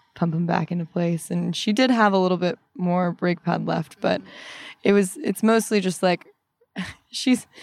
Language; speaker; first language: English; native; English